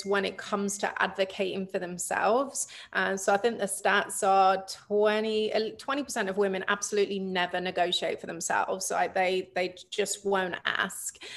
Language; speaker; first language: English; native; English